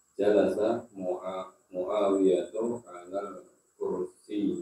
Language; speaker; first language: Arabic; non-native, learner; Indonesian